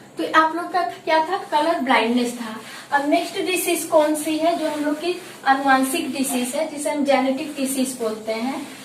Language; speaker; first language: Hindi; native; Hindi